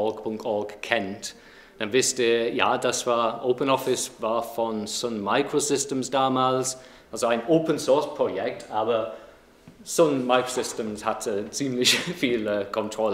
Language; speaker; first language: German; non-native, fluent; English